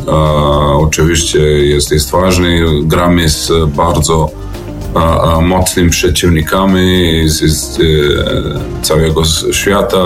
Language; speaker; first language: Polish; non-native, learner; Serbian